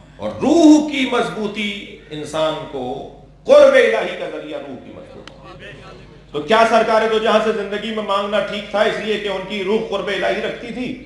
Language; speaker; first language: Urdu; native; Urdu